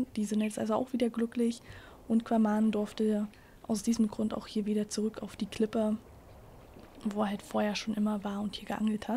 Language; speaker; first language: German; native; German